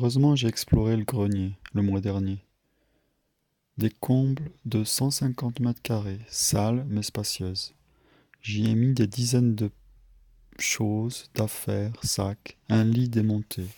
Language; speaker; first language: French; native; French